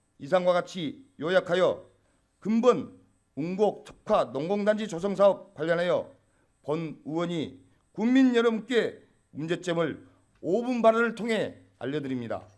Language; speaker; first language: Korean; native; Korean